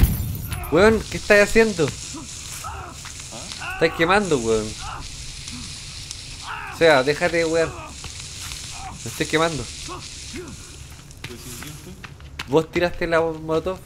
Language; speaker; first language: Spanish; native; Spanish